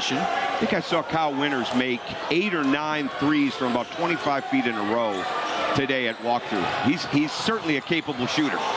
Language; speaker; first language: English; native; English